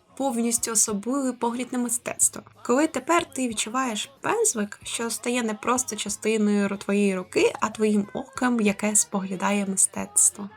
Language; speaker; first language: Ukrainian; native; Ukrainian